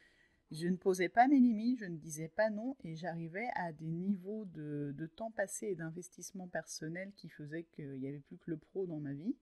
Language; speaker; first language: French; native; French